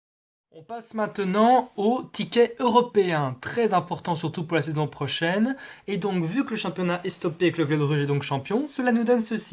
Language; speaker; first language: French; native; French